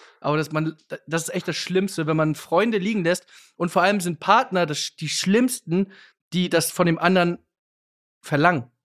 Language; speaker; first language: German; native; German